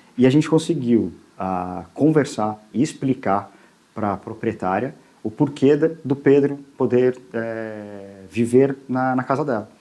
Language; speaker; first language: Portuguese; native; Portuguese